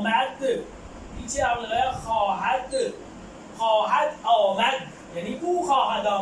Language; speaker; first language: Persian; non-native, fluent; Urdu